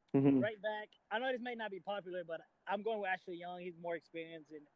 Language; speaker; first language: English; native; English